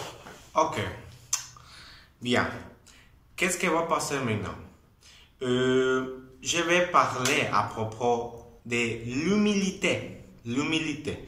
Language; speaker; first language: French; non-native, learner; Spanish